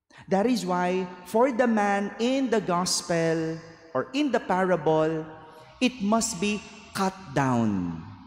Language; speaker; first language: English; non-native, local second language; Filipino